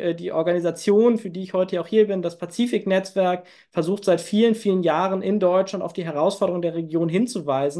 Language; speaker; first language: German; native; German